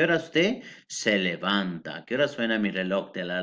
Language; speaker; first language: Spanish; native; Spanish